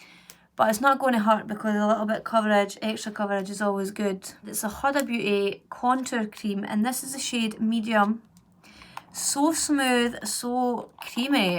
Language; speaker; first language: English; native; English